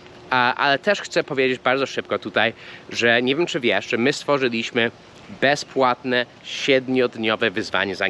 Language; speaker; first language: Polish; non-native, fluent; English